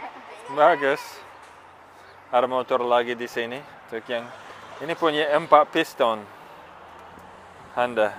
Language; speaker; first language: Indonesian; non-native, fluent; English